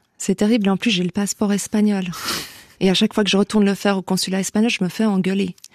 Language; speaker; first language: French; native; French